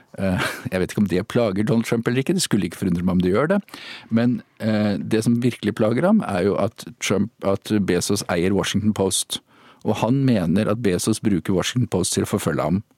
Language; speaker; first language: Norwegian; native; Norwegian